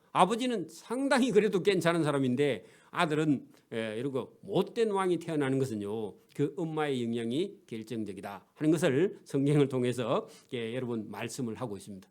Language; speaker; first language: Korean; native; Korean